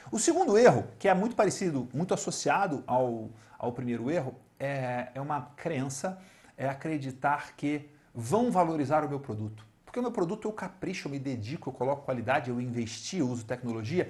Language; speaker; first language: Portuguese; native; Portuguese